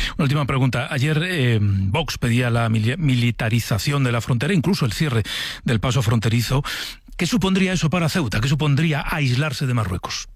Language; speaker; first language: Spanish; native; Spanish